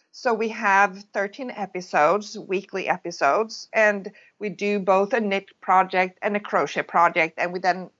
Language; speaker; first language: English; non-native, fluent; Swedish